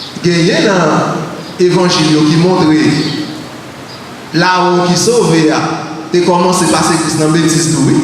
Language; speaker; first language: French; non-native, learner; Haitian Creole